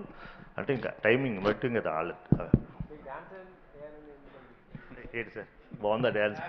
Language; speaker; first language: Telugu; native; Telugu